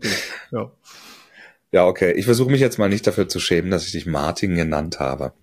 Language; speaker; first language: German; native; German